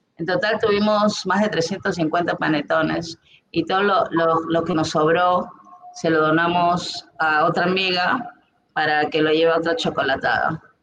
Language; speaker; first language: Spanish; native; Spanish